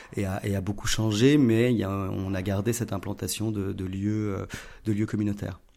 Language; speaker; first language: French; native; French